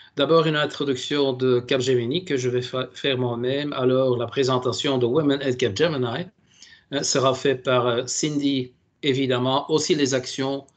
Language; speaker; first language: French; non-native, local second language; Dutch